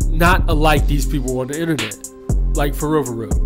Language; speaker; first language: English; native; English